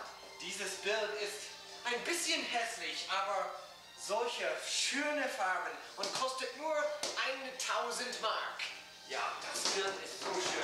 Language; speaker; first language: German; non-native, learner; English